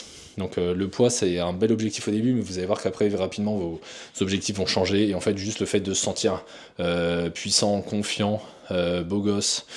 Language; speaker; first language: French; native; French